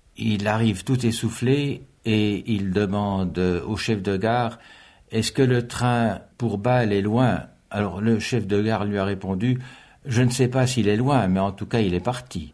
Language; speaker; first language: French; native; French